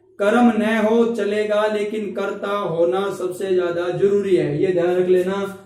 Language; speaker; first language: Hindi; native; Hindi